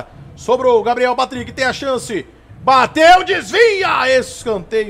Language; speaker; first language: Portuguese; native; Portuguese